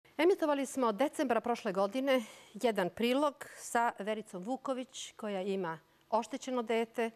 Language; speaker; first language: Bosnian; native; Bosnian